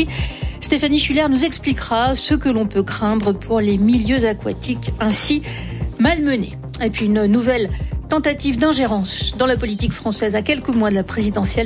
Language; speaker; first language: French; native; French